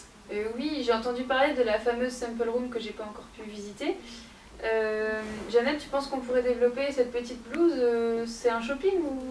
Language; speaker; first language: French; native; French